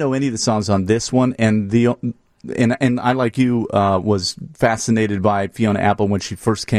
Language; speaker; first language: English; native; English